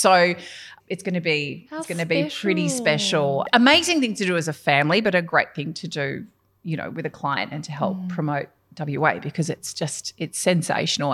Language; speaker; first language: English; native; English